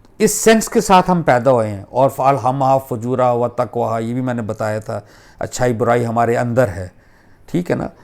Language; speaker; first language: Urdu; native; Urdu